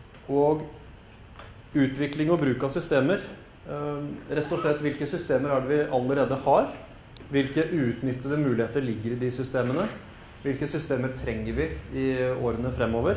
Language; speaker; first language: Norwegian; native; Norwegian